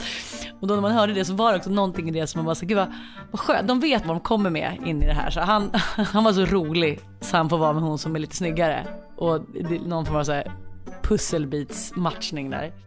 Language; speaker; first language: Swedish; native; Swedish